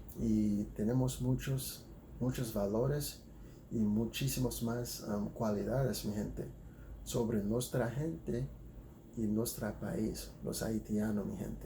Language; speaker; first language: Spanish; non-native, fluent; Haitian Creole